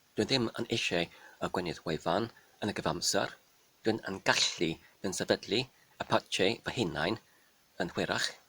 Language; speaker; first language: Welsh; non-native, fluent; German